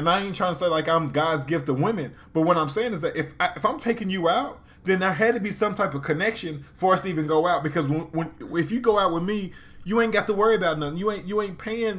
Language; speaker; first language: English; native; English